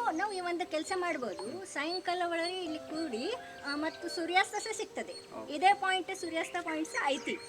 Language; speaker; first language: Kannada; non-native, local second language; Gujarati